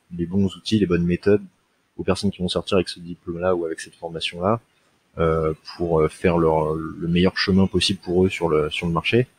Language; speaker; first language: French; native; French